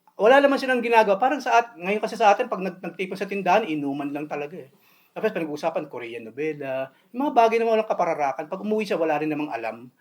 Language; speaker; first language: Filipino; native; Filipino